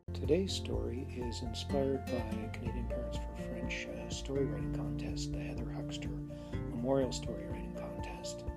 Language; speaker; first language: English; native; English